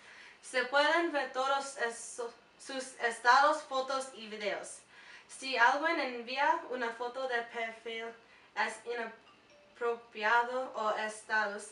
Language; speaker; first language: Spanish; non-native, learner; English